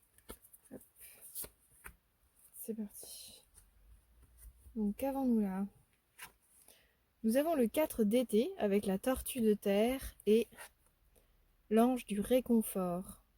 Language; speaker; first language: French; native; French